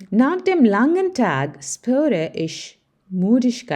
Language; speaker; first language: German; non-native, fluent; Malayalam